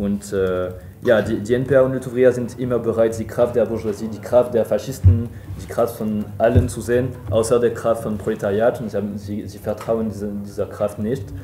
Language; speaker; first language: German; non-native, fluent; French